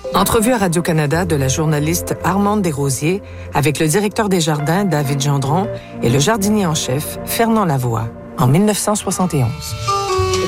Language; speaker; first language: French; native; French